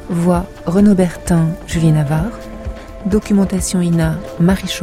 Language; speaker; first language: French; native; French